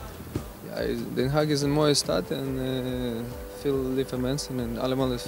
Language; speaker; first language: Dutch; non-native, learner; Ukrainian